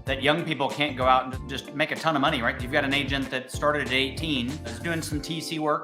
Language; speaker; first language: English; native; English